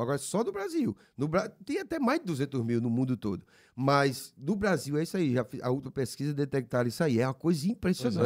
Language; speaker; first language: Portuguese; native; Portuguese